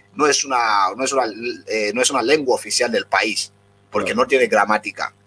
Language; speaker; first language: Spanish; non-native, local second language; Fang